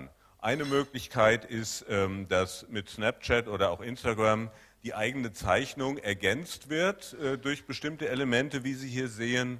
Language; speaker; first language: German; native; German